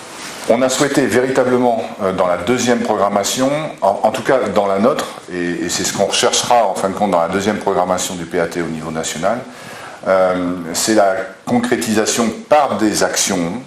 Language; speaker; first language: French; native; French